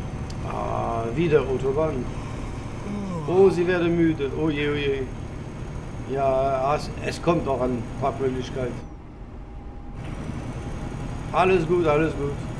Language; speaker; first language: German; non-native, learner; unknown